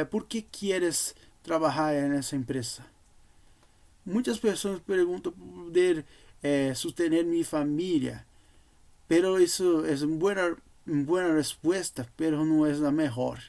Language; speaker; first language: Portuguese; non-native, learner; Spanish